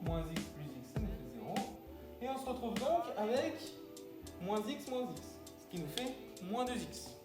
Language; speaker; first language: French; native; French